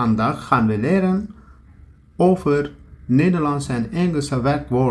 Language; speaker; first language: Dutch; non-native, learner; Turkish